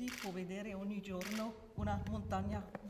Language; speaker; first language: Italian; non-native, local second language; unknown